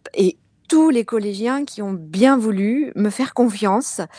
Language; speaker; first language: French; native; French